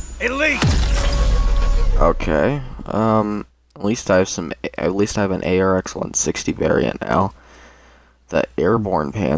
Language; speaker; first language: English; native; English